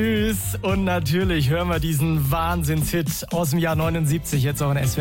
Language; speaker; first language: German; native; German